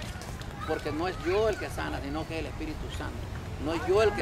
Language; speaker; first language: Spanish; native; Spanish